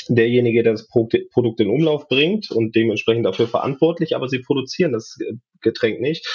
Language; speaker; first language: German; native; German